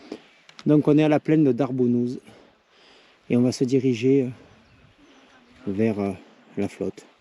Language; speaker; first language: French; native; French